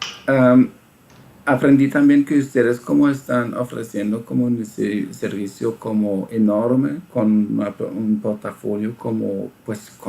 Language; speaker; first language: Spanish; non-native, fluent; German